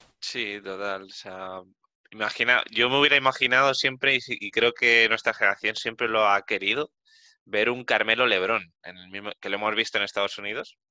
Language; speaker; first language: Spanish; native; Spanish